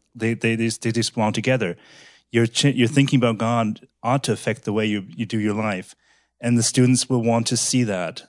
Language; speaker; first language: English; early bilingual, other home language; German